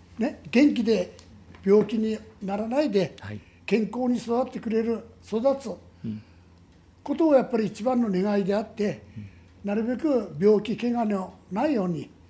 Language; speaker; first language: Japanese; native; Japanese